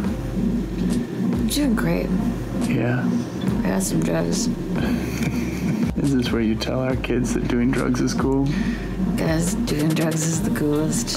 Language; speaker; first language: English; native; English